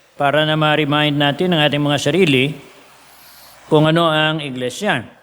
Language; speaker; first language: Filipino; non-native, local second language; Hiligaynon